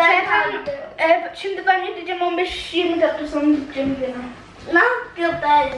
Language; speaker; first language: Turkish; early bilingual, heritage; Turkish